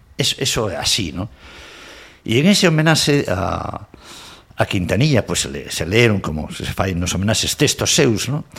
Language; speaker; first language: Galician; non-native, local second language; Spanish